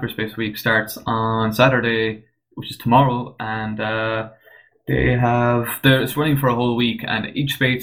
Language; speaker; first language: English; native; English